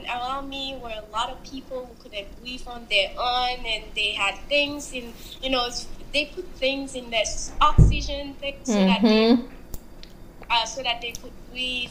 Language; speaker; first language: English; non-native, fluent; Haitian Creole